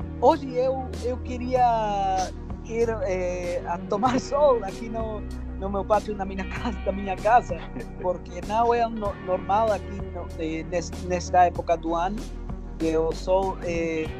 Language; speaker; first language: Portuguese; non-native, fluent; Spanish